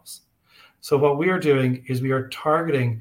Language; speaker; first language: English; native; English